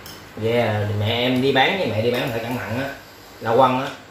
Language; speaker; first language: Vietnamese; native; Vietnamese